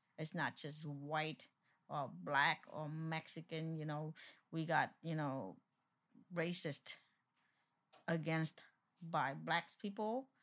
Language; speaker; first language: English; non-native, fluent; Vietnamese